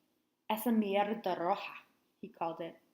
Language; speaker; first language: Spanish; non-native, learner; English